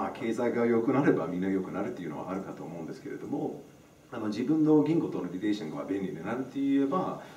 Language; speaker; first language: Japanese; non-native, fluent; English